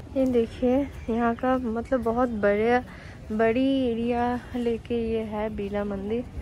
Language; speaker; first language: Hindi; non-native, local second language; Bangla